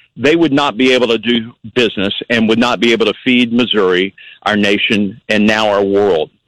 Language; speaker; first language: English; native; English